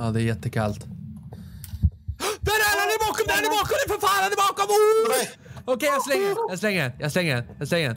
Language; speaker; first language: Swedish; native; Swedish